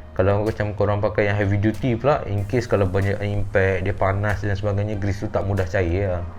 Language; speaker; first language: Malay; native; Malay